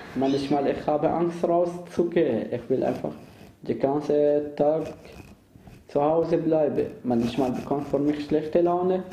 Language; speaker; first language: German; non-native, fluent; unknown